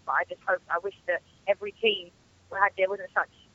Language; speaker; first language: English; native; English